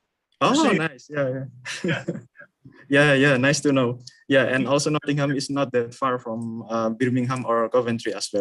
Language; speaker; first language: English; non-native, fluent; Indonesian